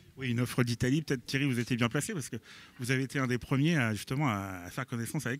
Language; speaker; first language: French; native; French